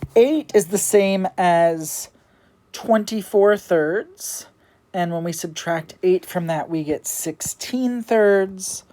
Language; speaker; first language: English; native; English